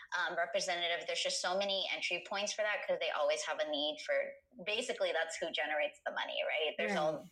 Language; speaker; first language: English; native; English